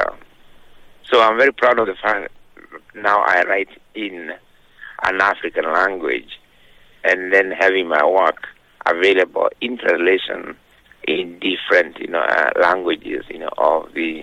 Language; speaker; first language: English; non-native, local second language; Kikuyu